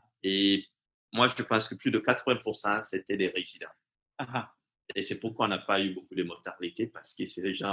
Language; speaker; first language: French; non-native, fluent; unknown